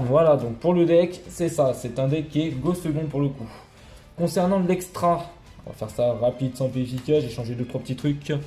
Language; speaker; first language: French; native; French